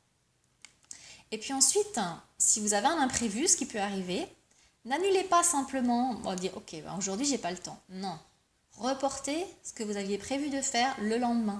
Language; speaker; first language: French; native; French